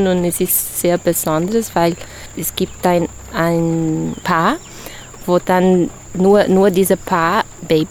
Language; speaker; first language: German; non-native, learner; Portuguese